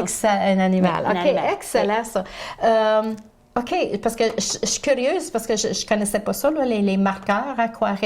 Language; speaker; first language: French; native; French